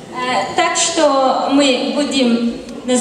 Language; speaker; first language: Russian; non-native, learner; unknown